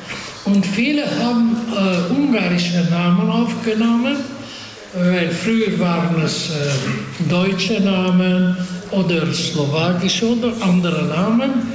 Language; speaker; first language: German; non-native, fluent; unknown